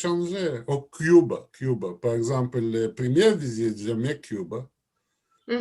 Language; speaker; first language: French; non-native, learner; Russian